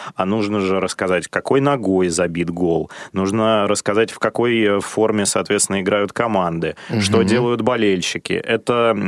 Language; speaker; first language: Russian; native; Russian